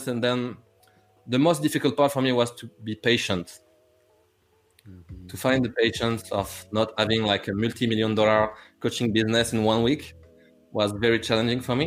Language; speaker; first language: English; non-native, fluent; French